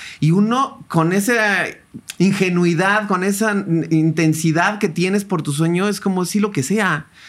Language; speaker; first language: Spanish; native; Spanish